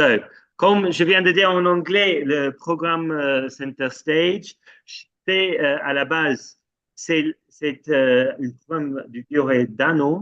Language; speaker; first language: French; non-native, fluent; English